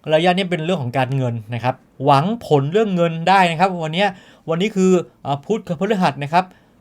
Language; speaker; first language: Thai; native; Thai